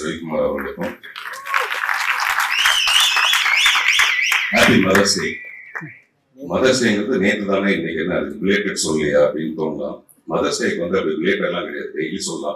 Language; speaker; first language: Tamil; native; Tamil